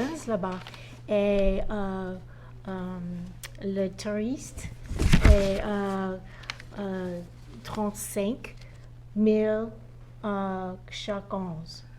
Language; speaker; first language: French; non-native, learner; English